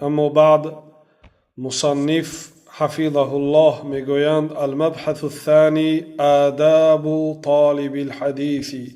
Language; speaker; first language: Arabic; non-native, fluent; Tajik